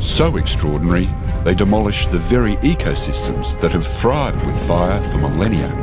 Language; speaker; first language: English; native; English